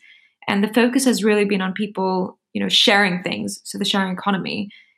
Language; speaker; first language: English; native; English